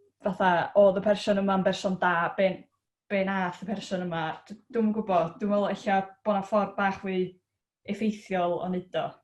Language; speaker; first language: Welsh; native; Welsh